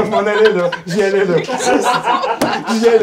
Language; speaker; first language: French; native; French